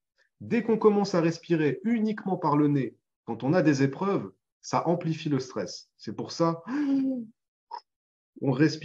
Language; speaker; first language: French; native; French